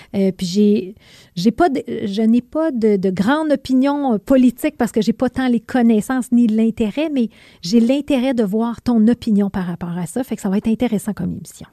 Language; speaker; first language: French; native; French